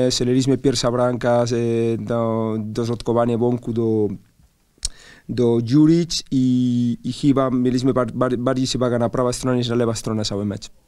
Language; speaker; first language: Polish; non-native, learner; Spanish